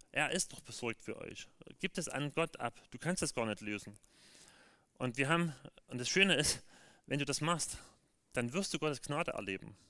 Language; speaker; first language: German; native; German